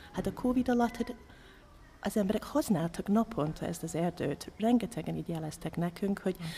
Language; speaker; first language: Hungarian; non-native, fluent; English